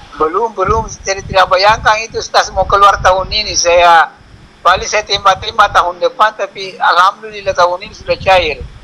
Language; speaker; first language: Indonesian; native; Indonesian